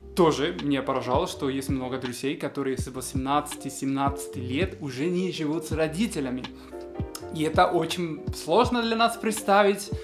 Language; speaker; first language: Russian; non-native, fluent; Spanish